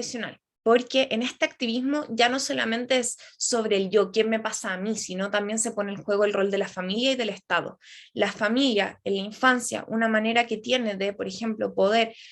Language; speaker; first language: Spanish; native; Spanish